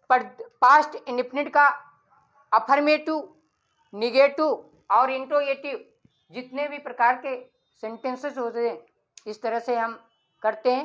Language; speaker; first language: Hindi; native; Hindi